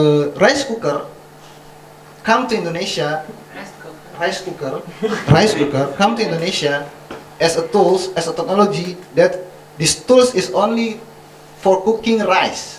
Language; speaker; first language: English; non-native, fluent; Indonesian